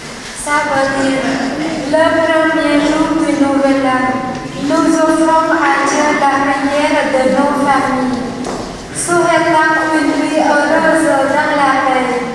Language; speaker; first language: French; non-native, fluent; Vietnamese